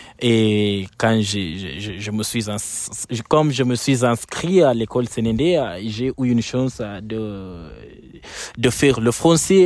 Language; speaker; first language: French; non-native, fluent; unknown